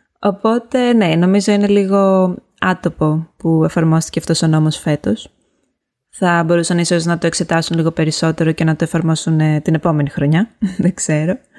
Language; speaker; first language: Greek; native; Greek